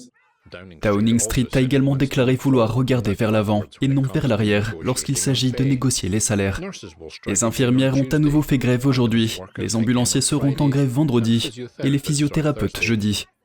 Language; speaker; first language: French; native; French